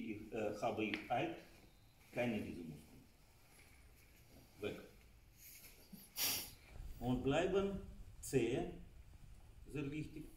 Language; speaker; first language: German; non-native, learner; Russian